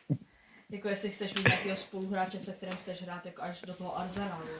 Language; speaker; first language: Czech; native; Czech